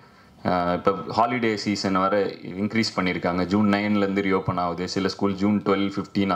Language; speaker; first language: Tamil; native; Tamil